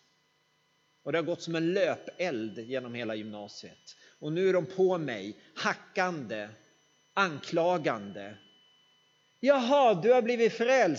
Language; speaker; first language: Swedish; native; Swedish